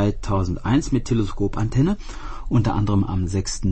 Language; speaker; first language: German; native; German